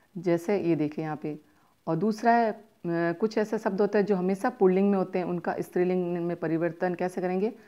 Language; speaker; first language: Hindi; native; Hindi